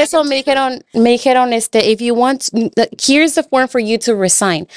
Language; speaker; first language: English; early bilingual, other home language; Spanish